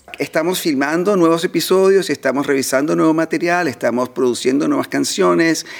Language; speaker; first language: Spanish; native; Spanish